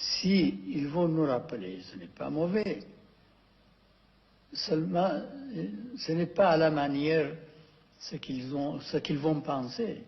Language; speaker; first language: French; non-native, fluent; Amharic